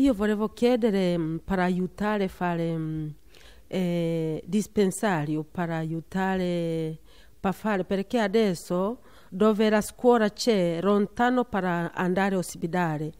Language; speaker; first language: Italian; non-native, learner; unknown